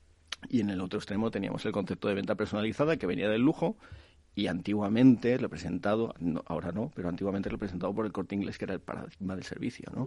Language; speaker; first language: Spanish; native; Spanish